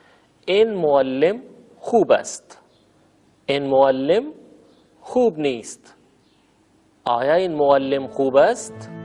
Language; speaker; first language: Persian; non-native, fluent; Urdu